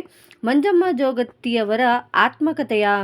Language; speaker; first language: Kannada; native; Kannada